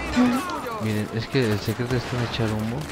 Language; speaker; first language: Spanish; native; Spanish